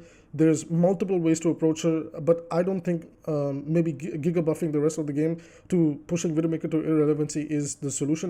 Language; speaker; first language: English; native; English